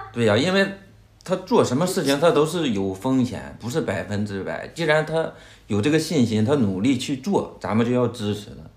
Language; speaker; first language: Chinese; native; Chinese